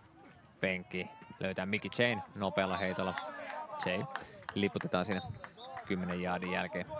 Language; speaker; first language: Finnish; native; Finnish